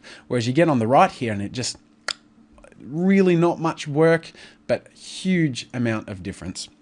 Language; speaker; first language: English; native; English